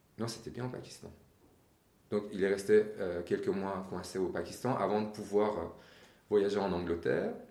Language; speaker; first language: French; non-native, fluent; Persian